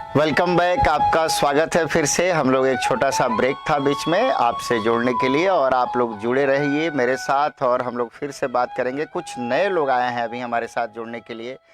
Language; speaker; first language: Hindi; native; Hindi